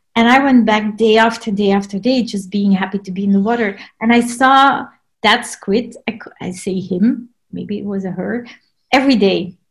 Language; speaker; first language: English; non-native, fluent; Dutch